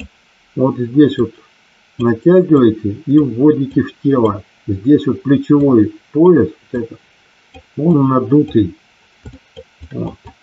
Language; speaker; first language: Russian; native; Russian